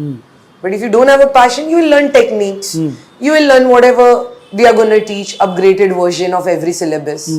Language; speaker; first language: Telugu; non-native, fluent; Hindi